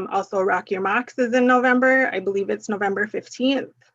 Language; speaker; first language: English; early bilingual, other home language; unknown